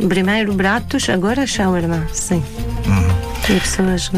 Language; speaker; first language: Portuguese; non-native, learner; Arabic